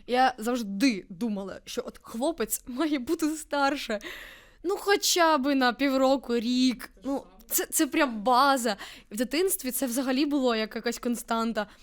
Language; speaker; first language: Ukrainian; native; Ukrainian